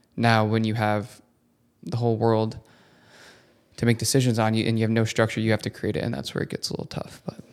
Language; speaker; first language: English; early bilingual, other home language; Italian